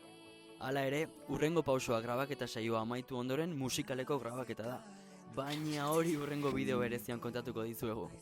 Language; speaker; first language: Basque; native; Basque